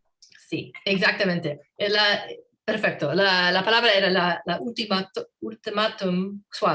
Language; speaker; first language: Spanish; non-native, learner; English